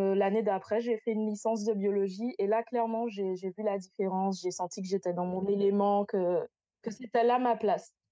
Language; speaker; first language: French; native; French